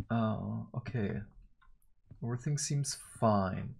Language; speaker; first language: English; early bilingual, other home language; Turkish